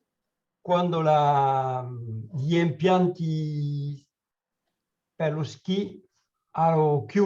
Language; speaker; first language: Italian; non-native, learner; French